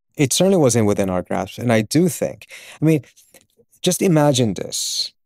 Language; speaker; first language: English; early bilingual, other home language; Swedish